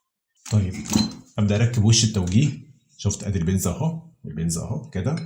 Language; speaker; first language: Arabic; native; Arabic